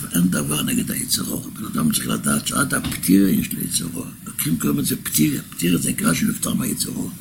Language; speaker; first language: Hebrew; non-native, local second language; Yiddish